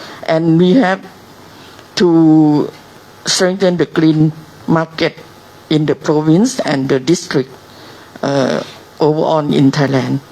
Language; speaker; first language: English; non-native, learner; Thai